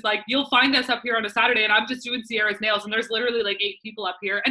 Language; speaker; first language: English; native; English